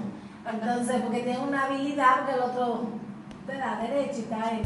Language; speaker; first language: Spanish; native; Spanish